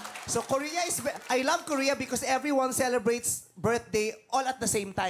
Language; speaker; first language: English; non-native, local second language; Filipino